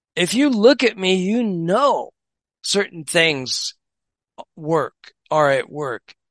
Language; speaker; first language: English; native; English